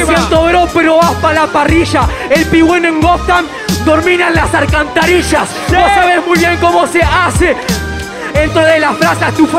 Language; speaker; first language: Spanish; native; Spanish